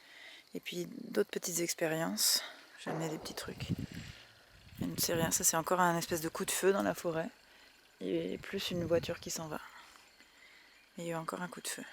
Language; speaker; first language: French; native; French